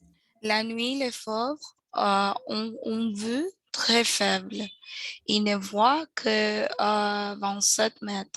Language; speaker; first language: French; non-native, learner; Spanish